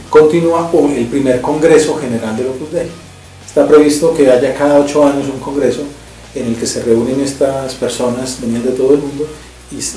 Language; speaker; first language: Spanish; native; Spanish